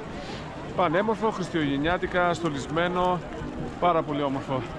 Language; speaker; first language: Greek; native; Greek